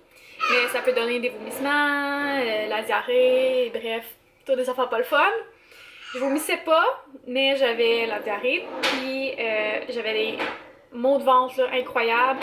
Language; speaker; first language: French; native; French